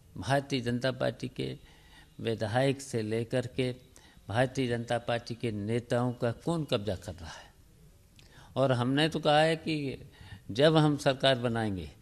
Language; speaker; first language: Hindi; native; Hindi